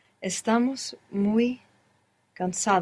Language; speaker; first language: Spanish; non-native, learner; English